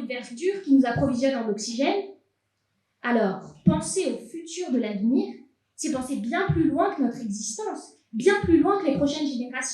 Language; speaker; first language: French; native; French